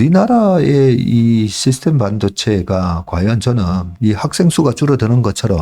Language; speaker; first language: Korean; native; Korean